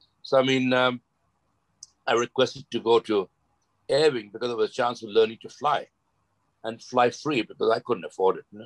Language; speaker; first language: English; non-native, local second language; Gujarati